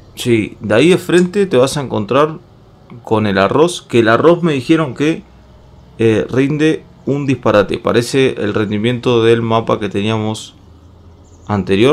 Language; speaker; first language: Spanish; native; Spanish